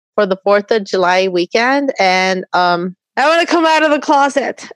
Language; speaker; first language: English; early bilingual, other home language; Spanish